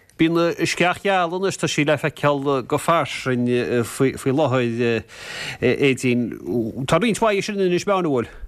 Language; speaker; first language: Irish; native; Irish